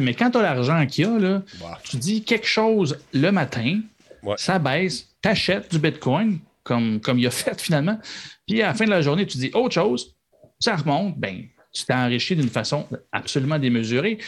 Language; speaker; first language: French; native; French